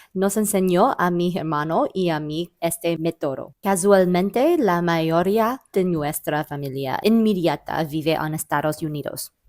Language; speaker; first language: Spanish; non-native, learner; English